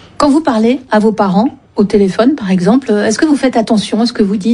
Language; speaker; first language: French; native; French